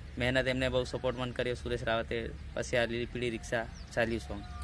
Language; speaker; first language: Gujarati; non-native, local second language; Bhili